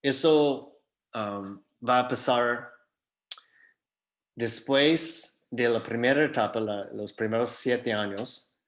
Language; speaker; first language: Spanish; non-native, fluent; English